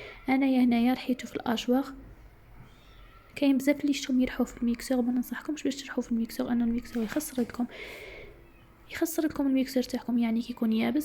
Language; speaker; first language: Arabic; native; Arabic